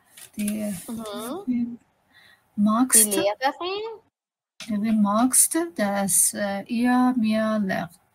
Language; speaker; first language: German; non-native, learner; Persian